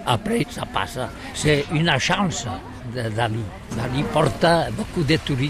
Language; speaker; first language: French; non-native, learner; Catalan